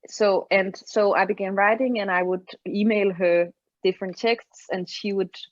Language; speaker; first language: English; non-native, fluent; Danish